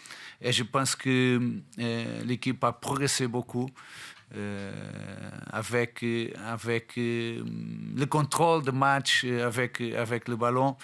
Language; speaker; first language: French; non-native, fluent; Portuguese